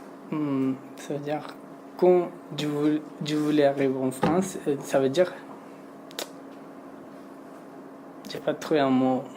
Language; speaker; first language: French; non-native, learner; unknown